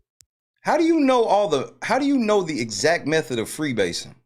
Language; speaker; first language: English; native; English